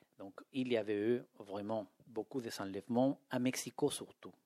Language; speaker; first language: French; non-native, fluent; Spanish